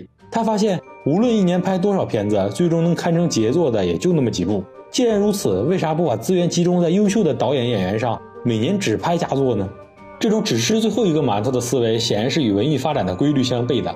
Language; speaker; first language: Chinese; native; Chinese